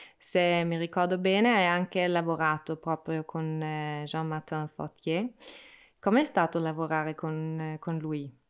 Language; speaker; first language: Italian; non-native, local second language; German